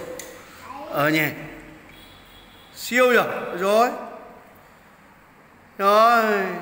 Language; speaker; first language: Vietnamese; native; Vietnamese